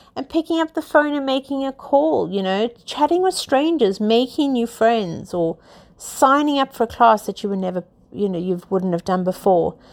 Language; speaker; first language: English; native; English